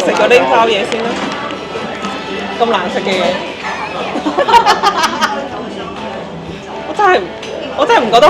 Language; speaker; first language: Cantonese; native; Cantonese